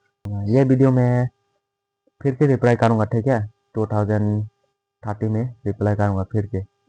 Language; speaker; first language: Hindi; non-native, local second language; Kok Borok